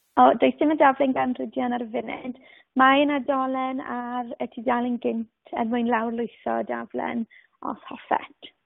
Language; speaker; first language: Welsh; native; Welsh